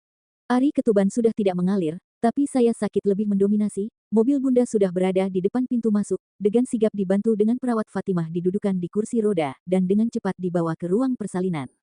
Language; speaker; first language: Indonesian; native; Indonesian